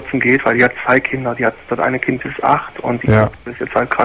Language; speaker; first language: German; native; German